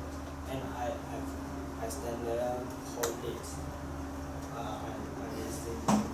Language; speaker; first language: English; non-native, learner; Chinese